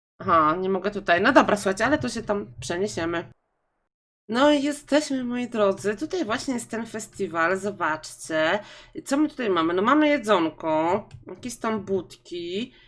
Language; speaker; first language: Polish; native; Polish